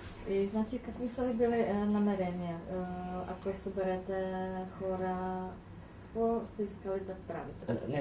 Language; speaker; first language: Bulgarian; non-native, fluent; Czech